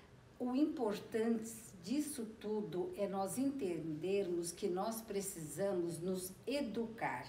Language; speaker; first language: Portuguese; native; Portuguese